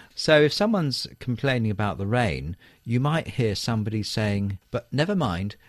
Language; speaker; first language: English; native; English